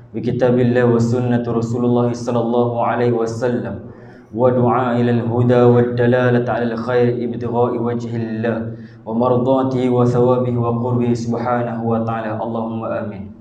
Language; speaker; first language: Malay; native; Malay